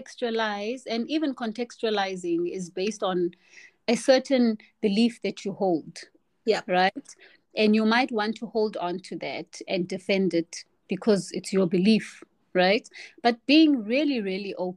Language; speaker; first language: English; non-native, local second language; Xhosa